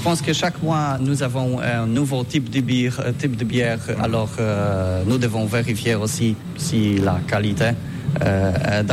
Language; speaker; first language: French; non-native, learner; Polish